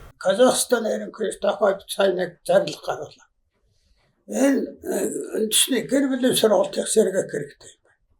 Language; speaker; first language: Mongolian; non-native, local second language; Kazakh